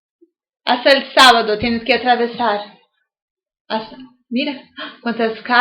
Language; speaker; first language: Spanish; non-native, learner; English